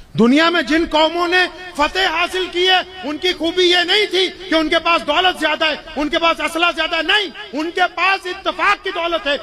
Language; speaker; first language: Urdu; non-native, local second language; Punjabi